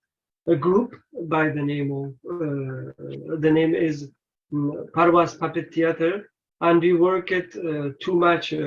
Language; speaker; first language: English; non-native, learner; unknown